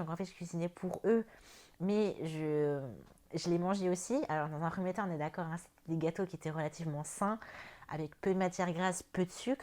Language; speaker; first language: French; native; French